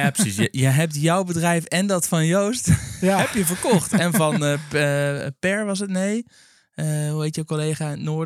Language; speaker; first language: Dutch; native; Dutch